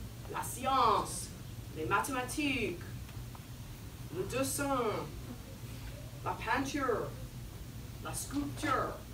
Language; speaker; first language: French; non-native, fluent; English